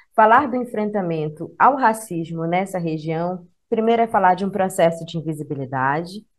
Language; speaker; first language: Portuguese; native; Portuguese